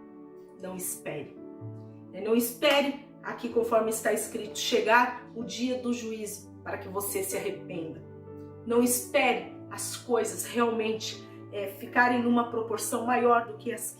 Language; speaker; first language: Portuguese; native; Portuguese